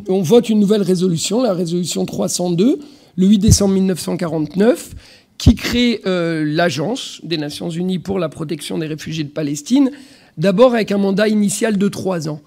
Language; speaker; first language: French; native; French